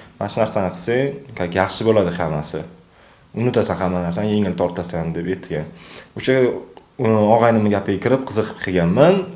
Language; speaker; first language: Uzbek; native; Uzbek